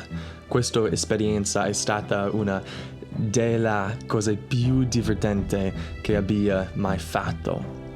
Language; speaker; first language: Italian; non-native, learner; English